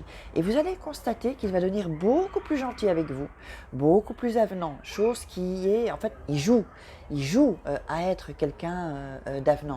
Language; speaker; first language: French; native; French